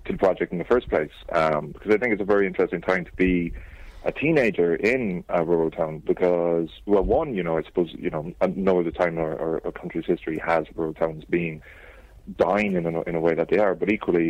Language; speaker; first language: English; native; English